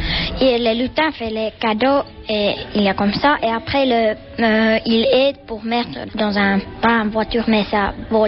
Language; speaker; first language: French; non-native, learner; Finnish